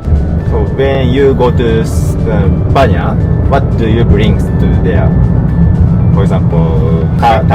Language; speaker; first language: English; non-native, learner; Japanese